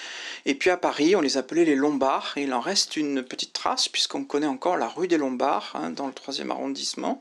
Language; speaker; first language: French; native; French